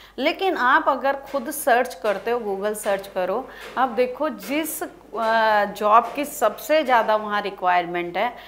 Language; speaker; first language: Hindi; non-native, local second language; Punjabi